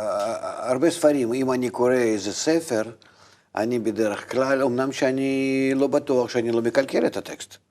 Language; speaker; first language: Hebrew; non-native, fluent; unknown